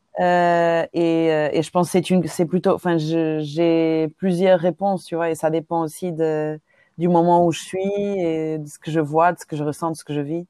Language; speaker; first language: French; non-native, fluent; Portuguese